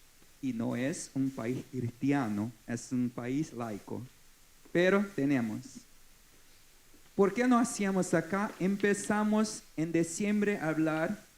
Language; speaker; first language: Spanish; non-native, fluent; Portuguese